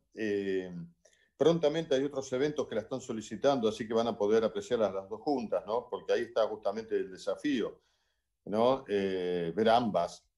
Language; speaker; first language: Spanish; native; Spanish